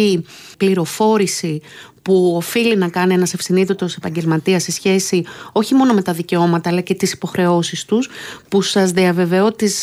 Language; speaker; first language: Greek; native; Greek